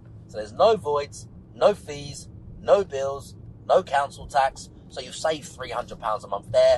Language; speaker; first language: English; native; English